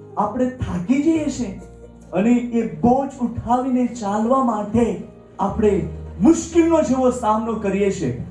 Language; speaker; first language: Gujarati; non-native, local second language; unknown